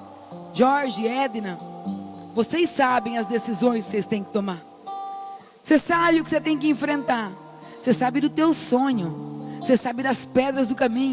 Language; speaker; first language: Portuguese; native; Portuguese